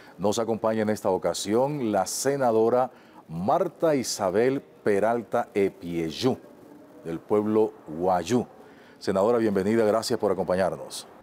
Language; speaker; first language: Spanish; native; Spanish